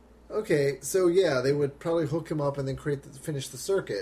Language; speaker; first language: English; native; English